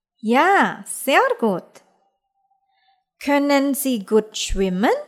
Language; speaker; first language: German; non-native, fluent; Indonesian